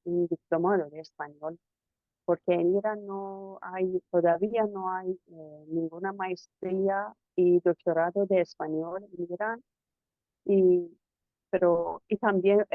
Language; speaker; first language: Spanish; non-native, fluent; Persian